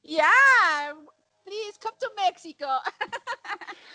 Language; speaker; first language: English; non-native, learner; Spanish